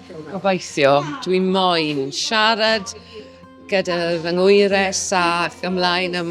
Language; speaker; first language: Welsh; non-native, local second language; English